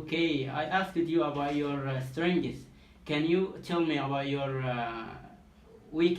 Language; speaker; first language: English; non-native, learner; Turkish